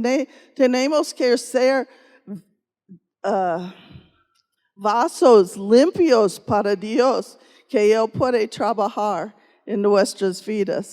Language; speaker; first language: Spanish; non-native, fluent; English